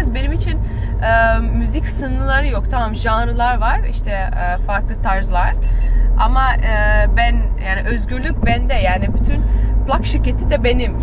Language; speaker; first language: Turkish; early bilingual, heritage; Turkish